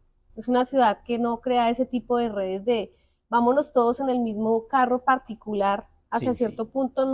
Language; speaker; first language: Spanish; native; Spanish